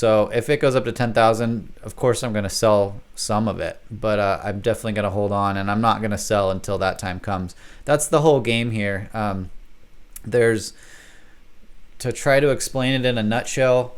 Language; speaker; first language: English; native; English